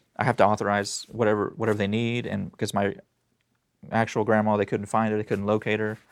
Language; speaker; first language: English; native; English